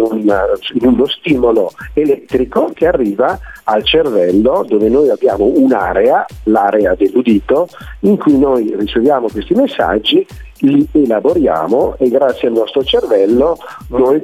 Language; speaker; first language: Italian; native; Italian